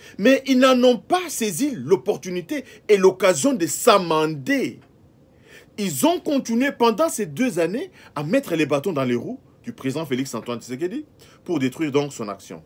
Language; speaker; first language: French; non-native, local second language; Lingala